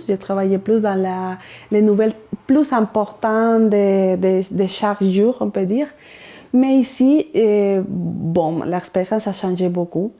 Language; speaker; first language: French; non-native, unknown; Spanish